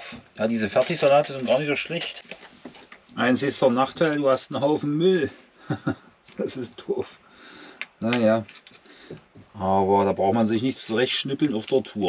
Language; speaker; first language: German; native; German